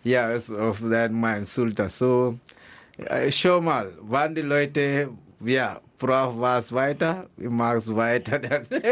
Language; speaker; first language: German; non-native, learner; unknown